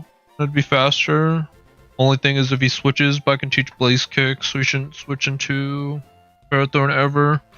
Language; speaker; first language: English; native; English